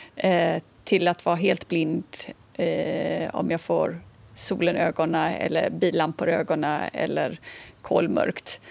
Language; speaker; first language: Swedish; native; Swedish